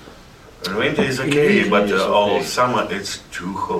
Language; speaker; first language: English; non-native, learner; Russian